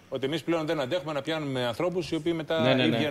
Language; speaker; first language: Greek; native; Greek